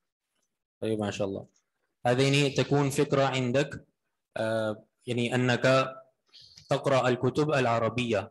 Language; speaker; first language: Arabic; non-native, fluent; Urdu